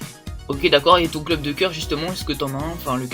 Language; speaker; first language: French; native; French